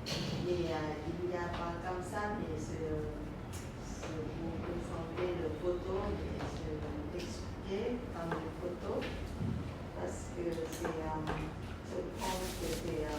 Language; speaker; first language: French; non-native, learner; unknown